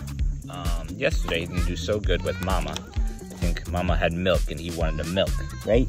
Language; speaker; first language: English; native; English